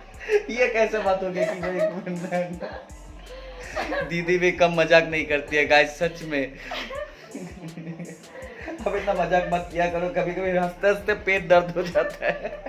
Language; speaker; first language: Hindi; native; Hindi